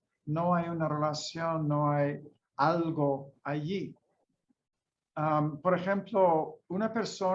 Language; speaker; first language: Spanish; non-native, fluent; English